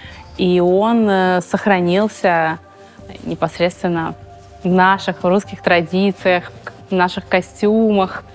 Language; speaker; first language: Russian; native; Russian